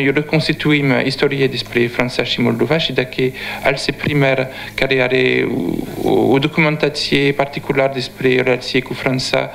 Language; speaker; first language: Romanian; non-native, learner; French